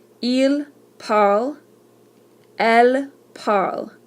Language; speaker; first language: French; non-native, fluent; English